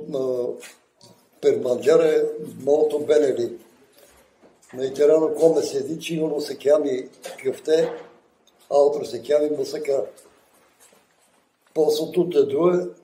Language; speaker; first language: Italian; non-native, learner; Bulgarian